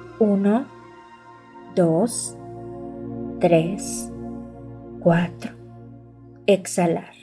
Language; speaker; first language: Spanish; native; Spanish